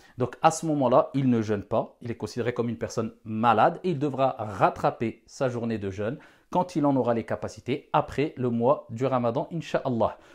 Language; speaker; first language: French; non-native, local second language; Wolof